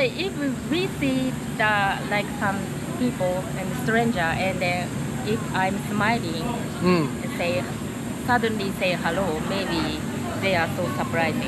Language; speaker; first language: English; non-native, learner; Japanese